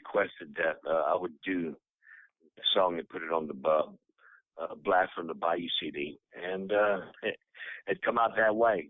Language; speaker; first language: English; native; English